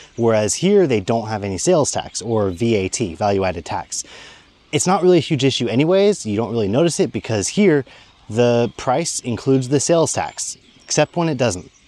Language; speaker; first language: English; native; English